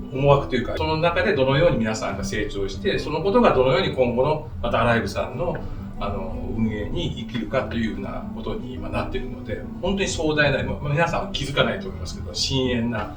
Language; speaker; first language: Japanese; native; Japanese